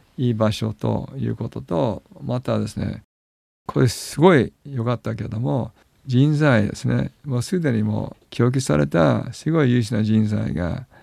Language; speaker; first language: Japanese; non-native, fluent; English